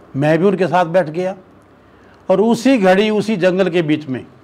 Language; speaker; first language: Hindi; native; Hindi